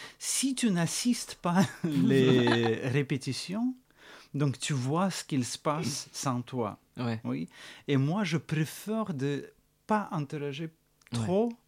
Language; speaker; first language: French; non-native, fluent; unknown